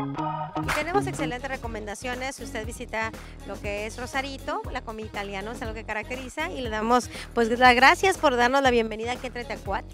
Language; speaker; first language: Spanish; native; Spanish